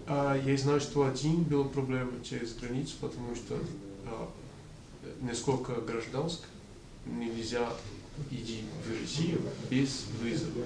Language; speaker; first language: Russian; non-native, learner; Portuguese